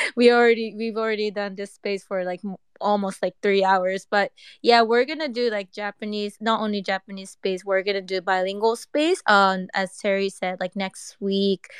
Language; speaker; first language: English; non-native, fluent; Japanese